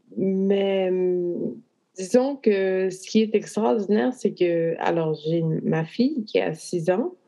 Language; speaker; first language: French; native; French